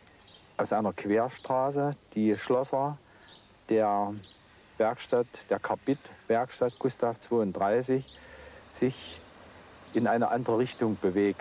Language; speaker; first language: German; native; German